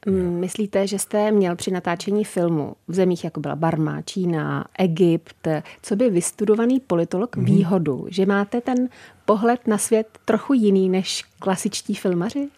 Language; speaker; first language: Czech; native; Czech